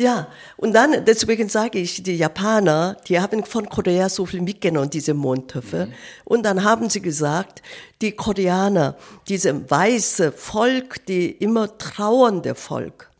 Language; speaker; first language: German; non-native, learner; Korean